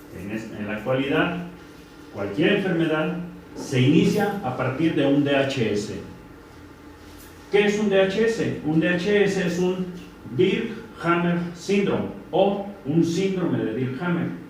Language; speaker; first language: Spanish; native; Spanish